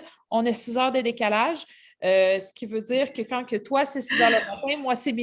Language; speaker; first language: French; native; French